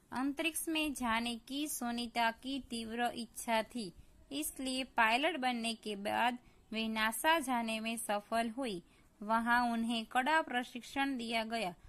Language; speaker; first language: Hindi; non-native, local second language; Gujarati